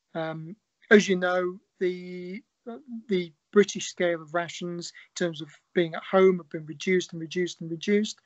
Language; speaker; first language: English; native; English